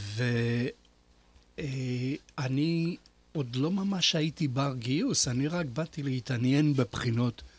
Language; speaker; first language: Hebrew; non-native, fluent; Polish